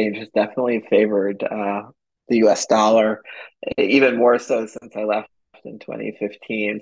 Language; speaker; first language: English; native; English